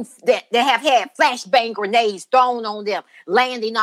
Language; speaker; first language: English; native; English